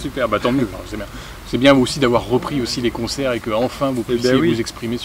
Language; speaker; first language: French; native; French